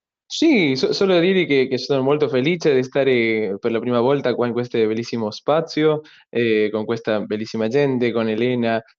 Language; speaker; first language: Italian; non-native, learner; Spanish